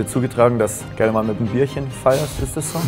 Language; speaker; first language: German; native; German